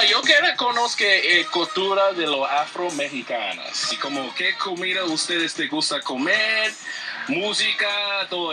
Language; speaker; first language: Spanish; non-native, learner; English